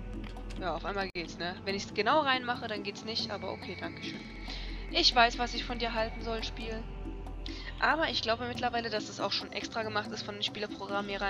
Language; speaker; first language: German; native; German